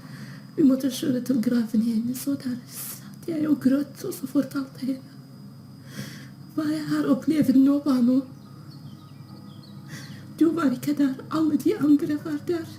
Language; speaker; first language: Norwegian; non-native, learner; Kurdish